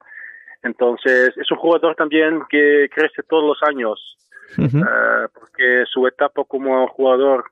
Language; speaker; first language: Spanish; non-native, learner; Dutch